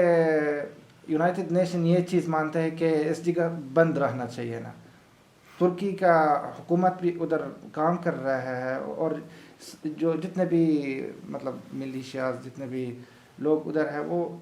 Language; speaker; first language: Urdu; non-native, learner; Arabic